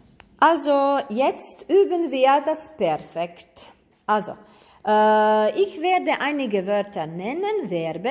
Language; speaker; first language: German; non-native, fluent; Croatian